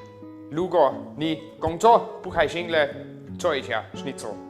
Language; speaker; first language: Chinese; non-native, learner; German